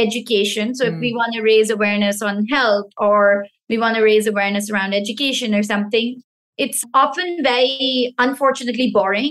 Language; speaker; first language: English; non-native, local second language; Pashto